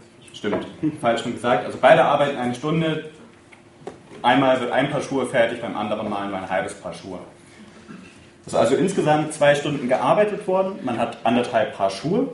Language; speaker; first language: German; native; German